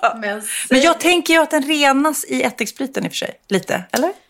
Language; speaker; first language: Swedish; native; Swedish